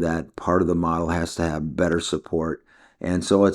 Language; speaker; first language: English; native; English